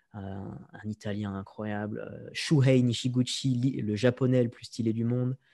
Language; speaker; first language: French; native; French